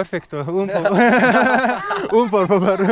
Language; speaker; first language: Spanish; non-native, learner; Turkish